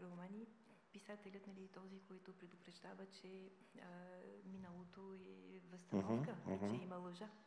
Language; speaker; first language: Bulgarian; non-native, fluent; French